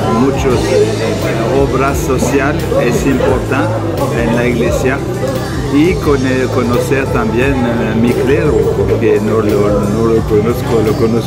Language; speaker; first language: Spanish; non-native, learner; French